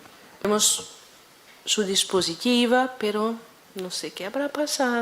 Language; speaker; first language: Spanish; non-native, fluent; Portuguese